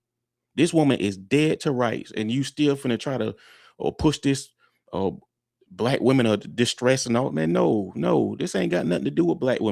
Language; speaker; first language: English; native; English